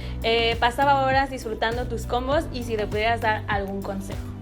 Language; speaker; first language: Spanish; native; Spanish